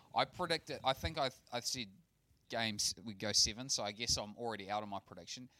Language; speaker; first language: English; native; English